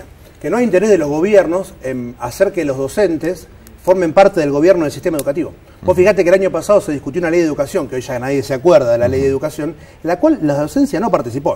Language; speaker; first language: Spanish; native; Spanish